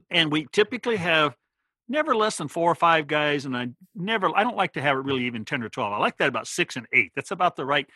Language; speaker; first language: English; native; English